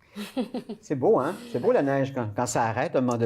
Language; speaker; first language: French; native; French